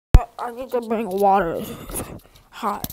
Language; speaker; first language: English; native; English